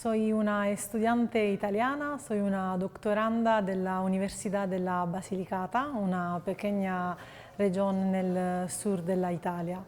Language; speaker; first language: Spanish; non-native, fluent; Italian